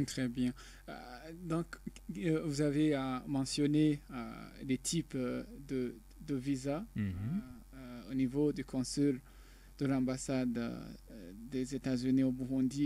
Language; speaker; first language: French; non-native, local second language; Rundi